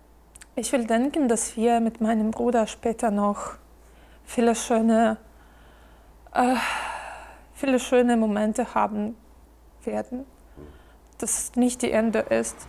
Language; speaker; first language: German; non-native, fluent; Ukrainian